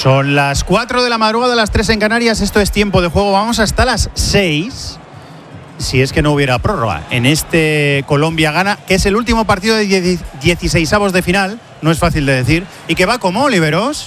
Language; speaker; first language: Spanish; native; Spanish